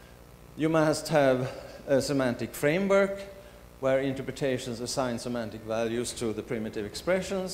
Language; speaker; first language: English; non-native, fluent; Swedish